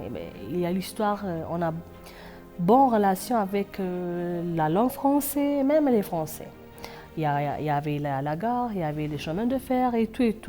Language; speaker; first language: French; non-native, fluent; Amharic